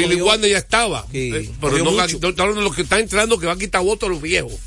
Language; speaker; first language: Spanish; native; Spanish